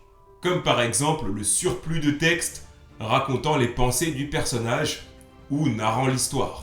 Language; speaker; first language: French; native; French